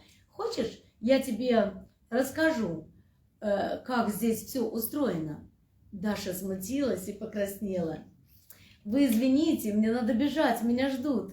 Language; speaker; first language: Russian; native; Russian